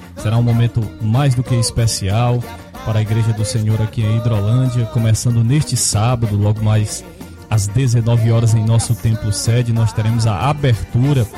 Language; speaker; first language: Portuguese; native; Portuguese